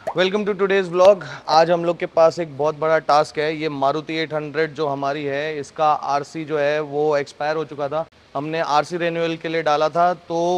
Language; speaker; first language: Hindi; native; Hindi